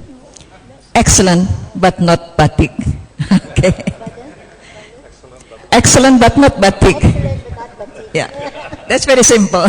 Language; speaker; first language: English; non-native, fluent; Indonesian